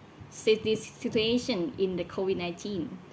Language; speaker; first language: English; non-native, learner; Thai